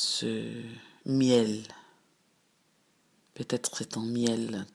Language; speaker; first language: French; non-native, fluent; Portuguese